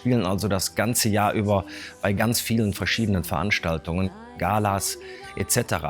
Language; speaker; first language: German; native; German